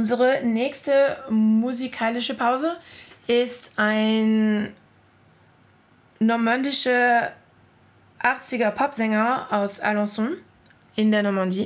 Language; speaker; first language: German; non-native, fluent; French